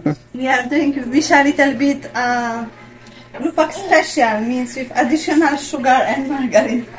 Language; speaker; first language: English; non-native, learner; Polish